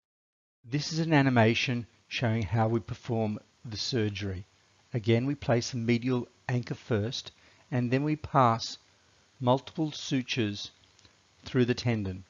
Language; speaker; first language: English; native; English